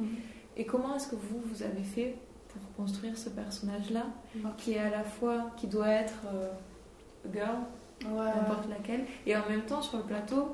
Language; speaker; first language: French; native; French